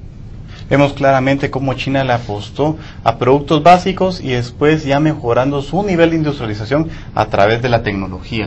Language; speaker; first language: Spanish; native; Spanish